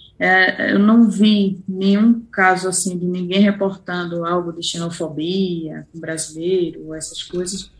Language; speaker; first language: Portuguese; native; Portuguese